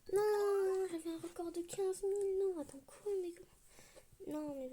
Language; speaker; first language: French; native; French